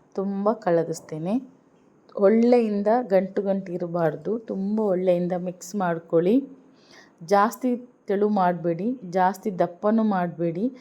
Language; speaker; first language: Kannada; non-native, local second language; Urdu